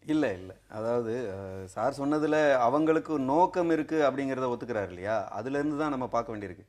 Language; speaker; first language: Tamil; native; Tamil